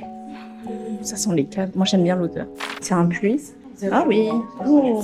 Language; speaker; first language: French; native; French